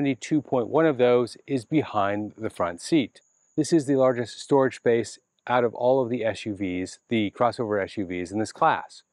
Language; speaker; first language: English; native; English